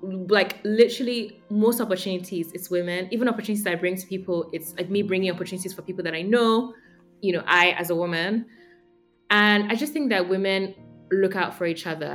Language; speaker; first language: English; non-native, local second language; Yoruba